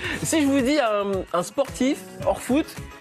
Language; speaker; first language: French; native; French